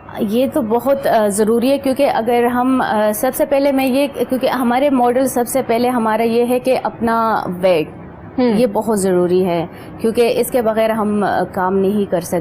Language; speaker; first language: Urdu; non-native, local second language; Pashto